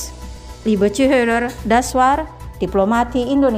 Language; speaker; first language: German; non-native, fluent; Indonesian